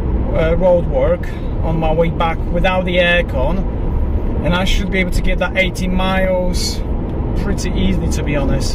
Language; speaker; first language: English; non-native, fluent; Polish